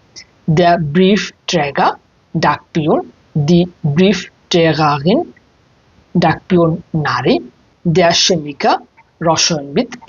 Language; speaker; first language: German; non-native, fluent; Bangla